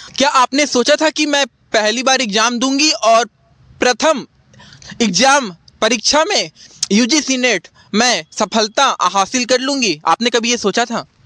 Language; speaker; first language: Hindi; native; Hindi